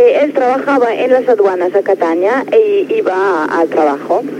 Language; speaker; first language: Spanish; non-native, fluent; Italian